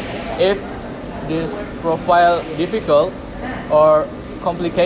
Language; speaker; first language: English; non-native, learner; Indonesian